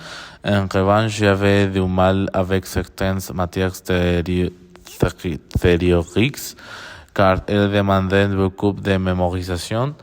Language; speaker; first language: French; non-native, learner; Spanish